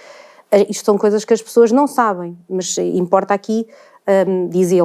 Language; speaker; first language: Portuguese; native; Portuguese